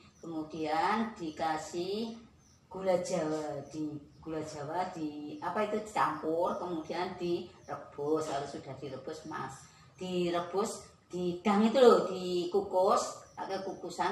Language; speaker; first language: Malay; non-native, local second language; Javanese